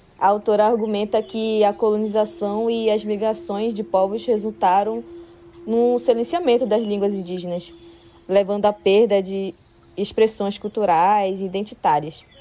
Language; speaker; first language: Portuguese; native; Portuguese